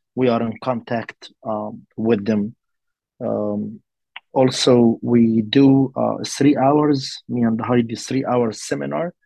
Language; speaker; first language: English; non-native, learner; Arabic